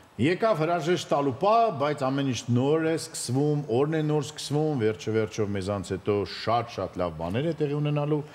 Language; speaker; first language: Armenian; native; Armenian